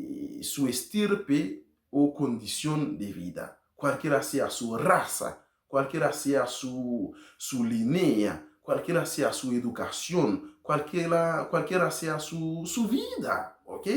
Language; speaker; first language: Spanish; non-native, learner; Haitian Creole